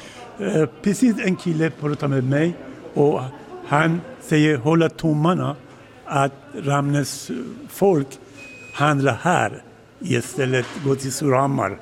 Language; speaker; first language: Swedish; non-native, learner; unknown